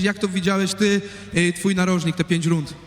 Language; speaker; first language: Polish; native; Polish